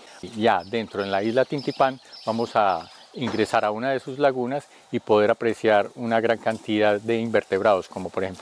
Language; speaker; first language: Spanish; native; Spanish